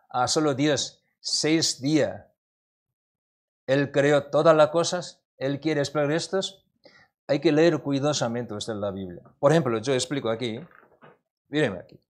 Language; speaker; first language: Spanish; non-native, learner; Korean